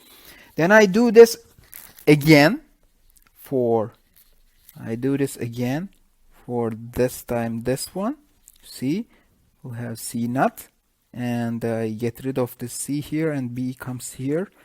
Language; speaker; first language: English; non-native, fluent; Turkish